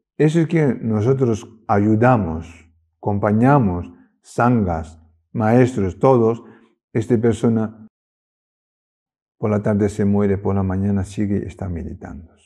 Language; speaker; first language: Spanish; non-native, learner; Tibetan